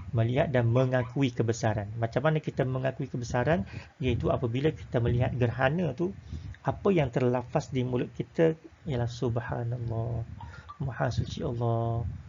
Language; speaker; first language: Malay; native; Malay